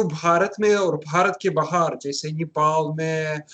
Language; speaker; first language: Hindi; non-native, learner; Russian